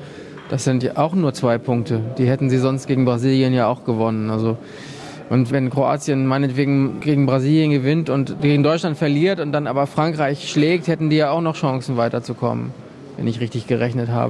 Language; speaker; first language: German; native; German